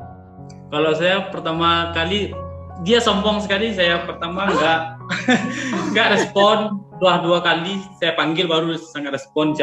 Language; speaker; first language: Indonesian; non-native, local second language; Minangkabau